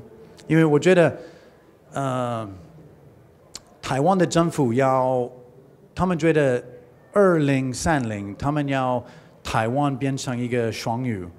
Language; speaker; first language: Chinese; non-native, learner; English